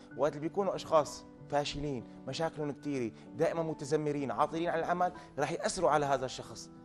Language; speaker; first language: Arabic; native; Arabic